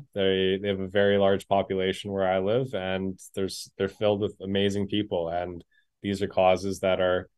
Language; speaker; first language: English; native; English